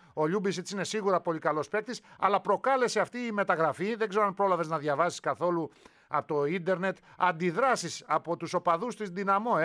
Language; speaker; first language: Greek; native; Greek